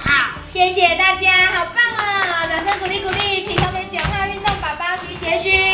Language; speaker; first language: Chinese; native; Chinese